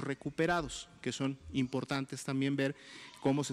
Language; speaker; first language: Spanish; native; Spanish